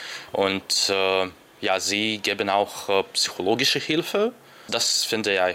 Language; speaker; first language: German; non-native, learner; Ukrainian